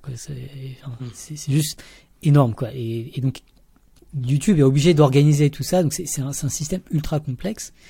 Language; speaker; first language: French; early bilingual, other home language; Vietnamese